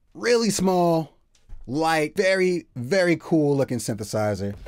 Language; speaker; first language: English; native; English